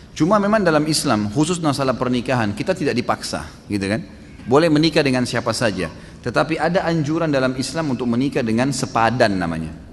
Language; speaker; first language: Indonesian; native; Indonesian